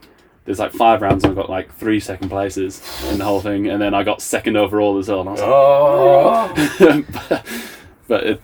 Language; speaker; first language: English; native; English